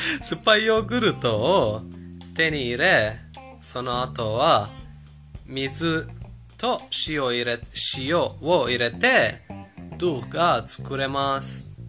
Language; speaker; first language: Japanese; non-native, learner; Persian